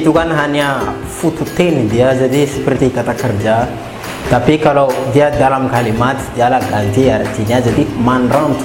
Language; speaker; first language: Indonesian; non-native, fluent; Malagasy